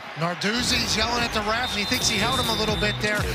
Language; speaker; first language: English; native; English